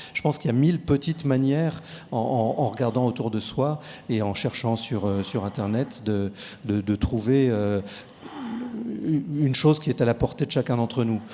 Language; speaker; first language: French; native; French